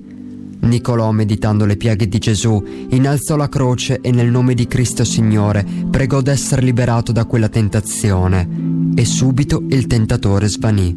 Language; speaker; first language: Italian; native; Italian